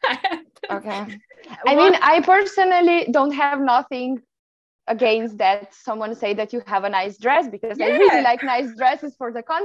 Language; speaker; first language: English; non-native, fluent; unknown